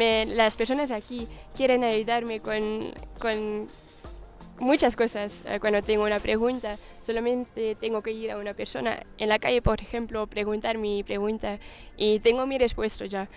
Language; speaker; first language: Spanish; non-native, learner; Dutch